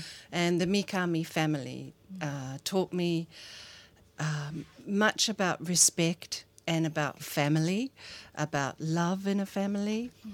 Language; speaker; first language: English; native; English